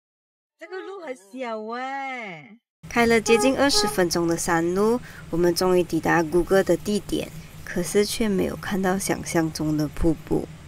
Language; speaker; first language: Chinese; native; Chinese